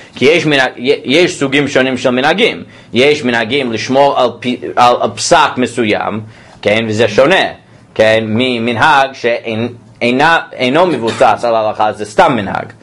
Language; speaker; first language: Hebrew; non-native, fluent; English